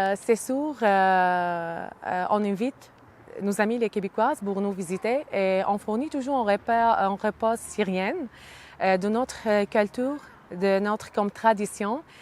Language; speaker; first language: French; non-native, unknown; Arabic